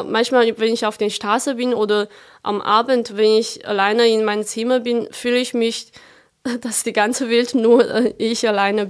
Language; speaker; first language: German; non-native, fluent; Chinese